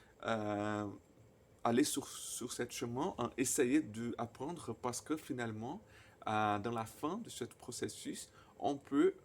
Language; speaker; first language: French; non-native, fluent; Portuguese